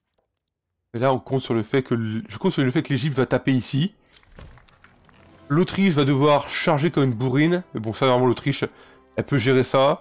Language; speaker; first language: French; native; French